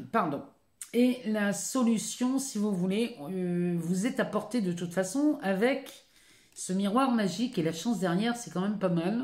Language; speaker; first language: French; native; French